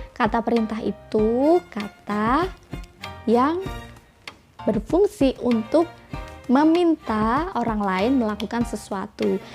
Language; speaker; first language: Indonesian; native; Indonesian